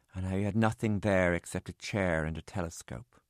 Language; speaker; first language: English; native; English